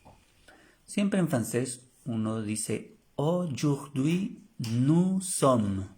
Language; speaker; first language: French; non-native, fluent; Spanish